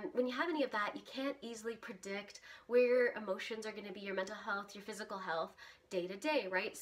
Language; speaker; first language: English; early bilingual, other home language; Russian